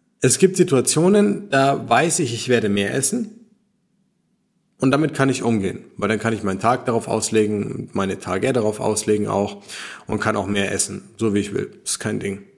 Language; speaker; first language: German; native; German